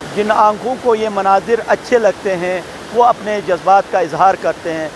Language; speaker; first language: Urdu; non-native, local second language; Sicilian